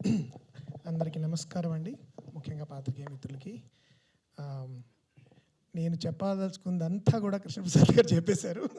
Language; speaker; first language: Telugu; native; Telugu